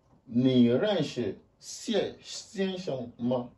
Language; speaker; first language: Chinese; non-native, learner; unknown